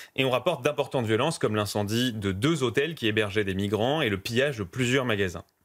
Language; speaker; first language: French; native; French